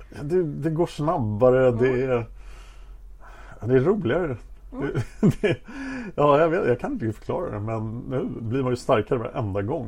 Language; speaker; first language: Swedish; native; Swedish